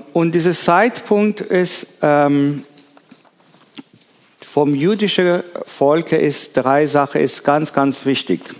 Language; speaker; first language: German; non-native, learner; Persian